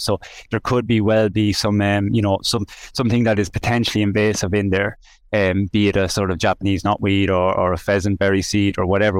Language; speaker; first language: English; native; English